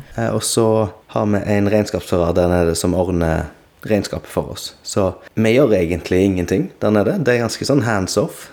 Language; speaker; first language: Norwegian; native; Norwegian